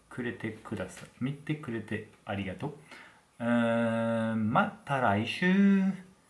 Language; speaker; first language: Japanese; non-native, learner; French